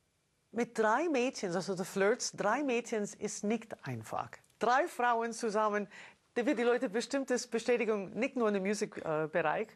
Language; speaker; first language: German; non-native, fluent; English